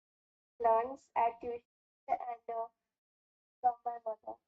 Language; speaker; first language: English; non-native, learner; Hindi